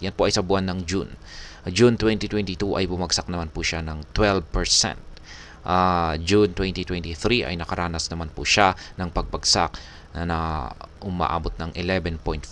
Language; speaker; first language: Filipino; native; Filipino